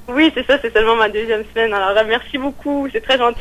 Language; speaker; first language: French; native; French